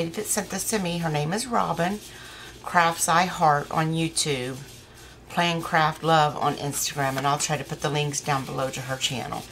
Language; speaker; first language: English; native; English